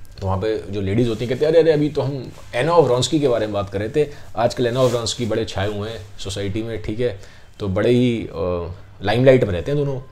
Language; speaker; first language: Hindi; native; Hindi